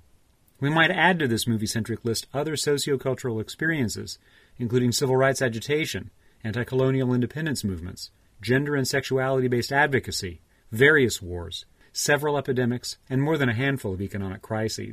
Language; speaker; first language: English; native; English